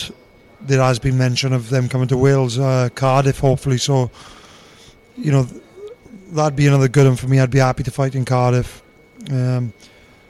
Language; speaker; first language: English; native; English